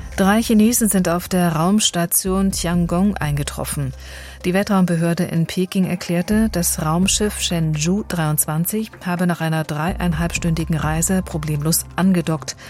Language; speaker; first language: German; native; German